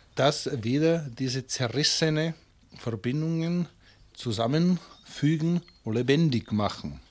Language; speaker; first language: German; non-native, fluent; Czech